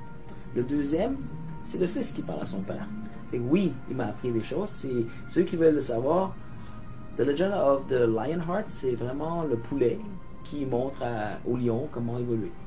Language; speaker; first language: French; native; French